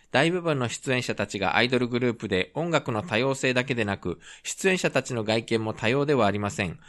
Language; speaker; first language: Japanese; native; Japanese